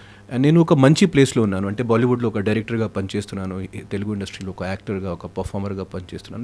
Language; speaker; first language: Telugu; non-native, fluent; Hindi